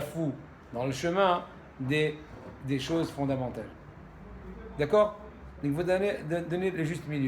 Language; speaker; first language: French; native; French